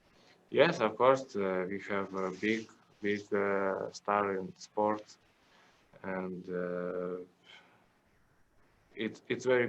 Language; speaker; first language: English; non-native, learner; Russian